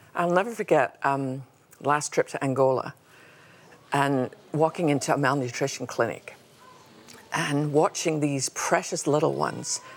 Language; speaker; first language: English; native; English